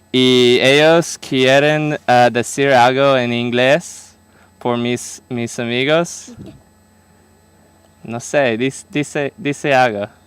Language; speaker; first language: Spanish; non-native, learner; English